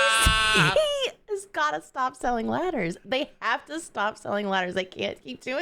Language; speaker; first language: English; native; English